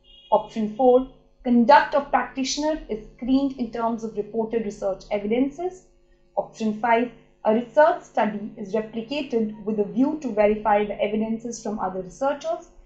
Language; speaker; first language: English; non-native, local second language; Hindi